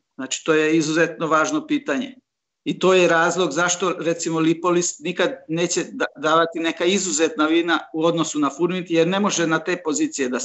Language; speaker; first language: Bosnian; non-native, local second language; Hungarian